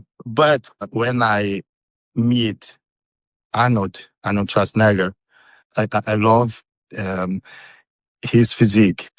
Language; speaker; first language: English; non-native, learner; Portuguese